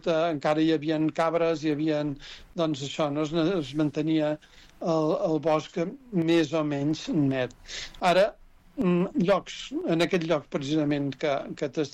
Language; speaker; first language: Catalan; native; Catalan